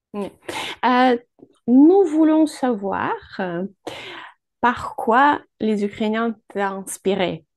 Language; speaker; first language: French; non-native, fluent; Ukrainian